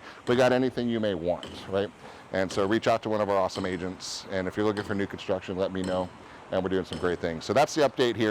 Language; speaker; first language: English; native; English